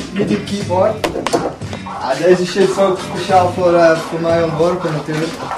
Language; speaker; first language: Dutch; early bilingual, other home language; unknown